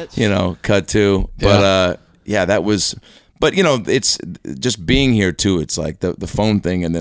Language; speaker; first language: English; native; English